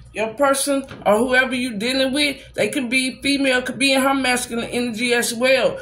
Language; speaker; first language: English; native; English